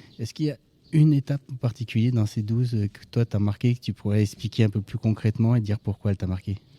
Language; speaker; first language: French; native; French